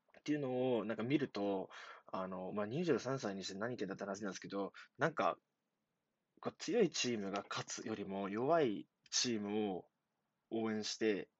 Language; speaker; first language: Japanese; native; Japanese